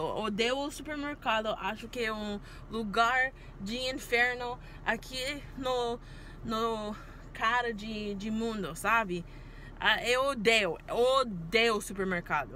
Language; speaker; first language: Portuguese; non-native, learner; English